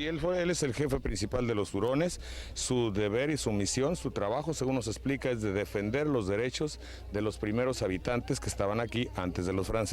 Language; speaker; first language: Spanish; native; Spanish